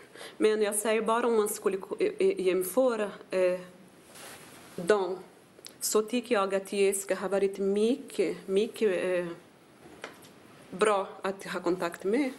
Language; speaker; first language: Swedish; non-native, fluent; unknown